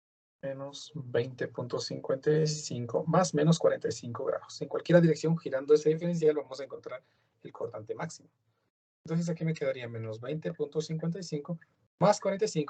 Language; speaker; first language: Spanish; native; Spanish